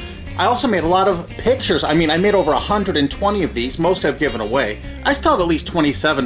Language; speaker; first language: English; native; English